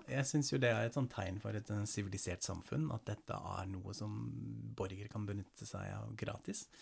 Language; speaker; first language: Norwegian; non-native, fluent; German